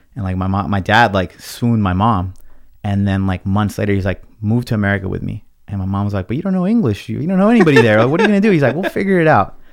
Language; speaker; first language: English; early bilingual, other home language; Spanish